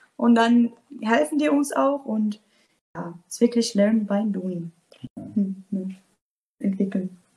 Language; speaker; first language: German; non-native, fluent; Portuguese